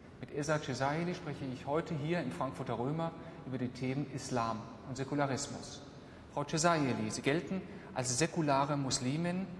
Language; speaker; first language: German; native; German